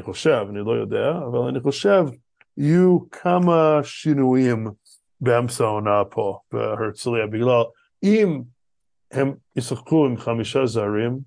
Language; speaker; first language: Hebrew; non-native, fluent; English